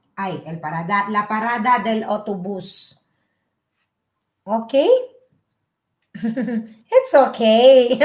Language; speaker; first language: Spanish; non-native, learner; Filipino